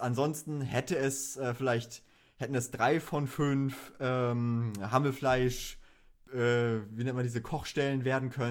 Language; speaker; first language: German; native; German